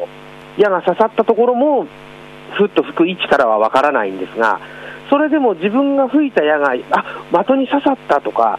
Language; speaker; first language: Japanese; native; Japanese